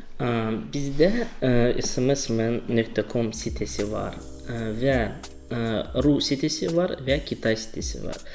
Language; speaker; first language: Turkish; non-native, learner; Azerbaijani